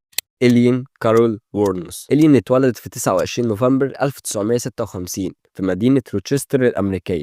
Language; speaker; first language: Arabic; native; Arabic